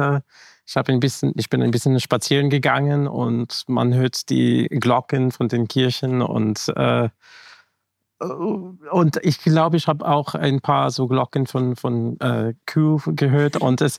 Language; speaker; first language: German; non-native, fluent; English